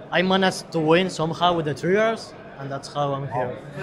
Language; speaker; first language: English; non-native, learner; Catalan